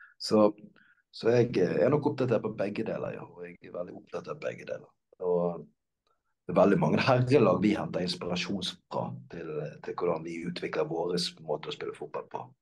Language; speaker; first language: Norwegian; native; Norwegian